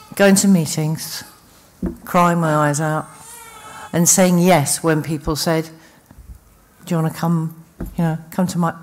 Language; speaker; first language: English; native; English